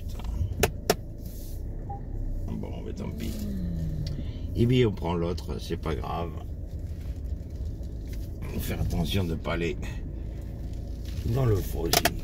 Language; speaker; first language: French; native; French